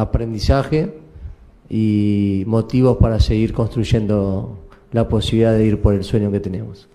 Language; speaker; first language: Spanish; native; Spanish